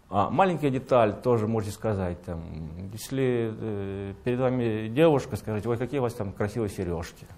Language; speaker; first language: Russian; native; Russian